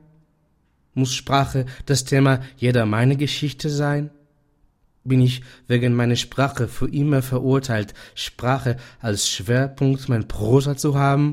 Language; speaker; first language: German; non-native, fluent; Hebrew